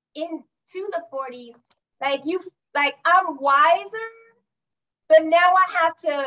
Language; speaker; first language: English; native; English